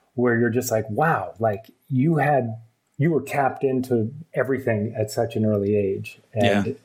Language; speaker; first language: English; native; English